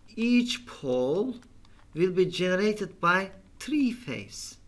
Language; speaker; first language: English; non-native, fluent; Turkish